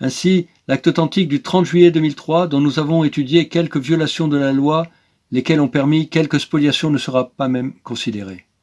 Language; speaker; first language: French; native; French